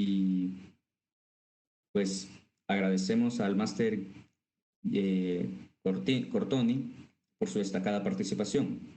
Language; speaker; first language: Spanish; native; Spanish